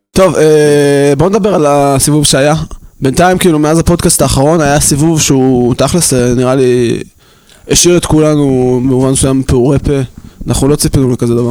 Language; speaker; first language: Hebrew; native; Hebrew